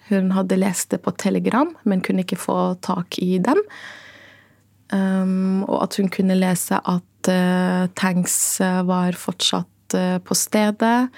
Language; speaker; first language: Norwegian; non-native, fluent; Arabic